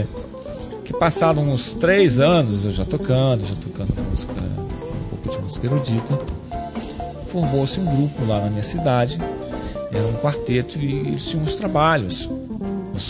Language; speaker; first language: Portuguese; native; Portuguese